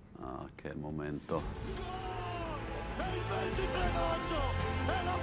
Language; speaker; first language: Italian; non-native, learner; English